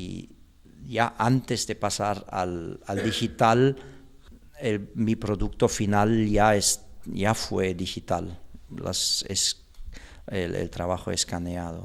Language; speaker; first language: Spanish; non-native, fluent; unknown